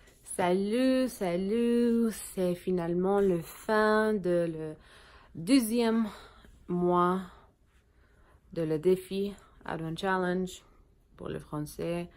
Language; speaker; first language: French; non-native, learner; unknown